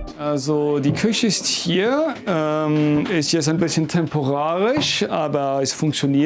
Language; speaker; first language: German; non-native, fluent; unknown